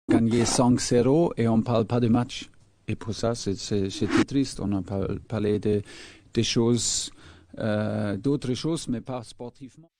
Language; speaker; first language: French; non-native, fluent; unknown